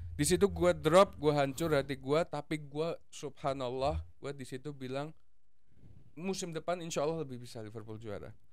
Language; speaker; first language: Indonesian; native; Indonesian